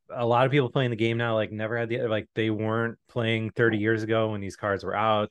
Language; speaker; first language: English; native; English